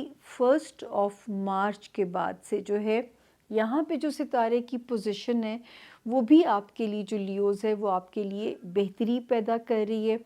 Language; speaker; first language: Urdu; native; Urdu